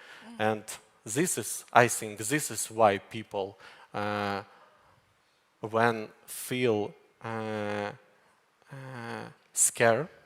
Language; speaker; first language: English; non-native, learner; Ukrainian